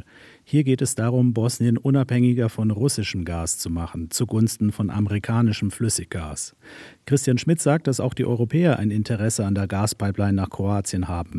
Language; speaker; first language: German; native; German